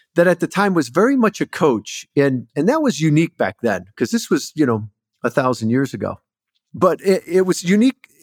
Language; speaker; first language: English; native; English